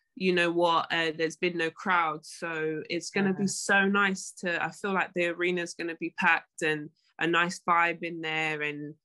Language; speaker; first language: English; native; English